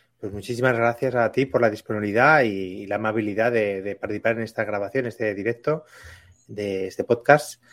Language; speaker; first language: Spanish; native; Spanish